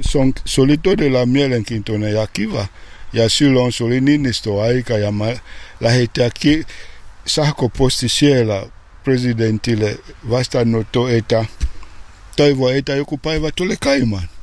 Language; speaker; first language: Finnish; non-native, learner; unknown